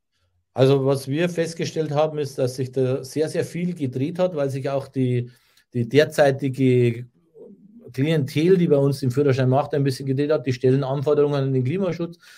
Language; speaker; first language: German; native; German